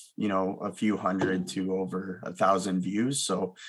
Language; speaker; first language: English; native; English